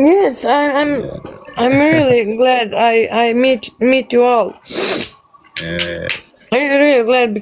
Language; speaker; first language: English; non-native, learner; Bosnian